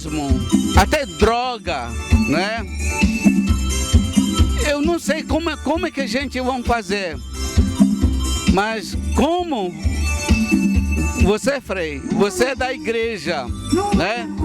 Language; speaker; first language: Portuguese; non-native, local second language; Ticuna